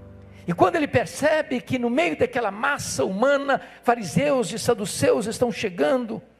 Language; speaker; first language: Portuguese; native; Portuguese